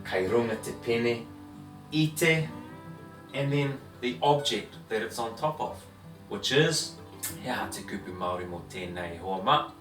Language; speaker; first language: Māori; non-native, learner; English